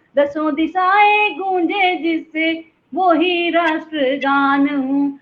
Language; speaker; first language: Hindi; native; Hindi